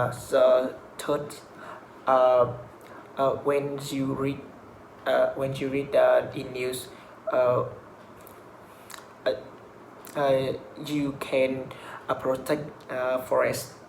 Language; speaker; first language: English; non-native, learner; Vietnamese